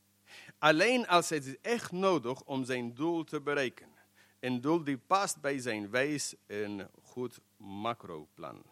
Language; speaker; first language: Dutch; non-native, fluent; English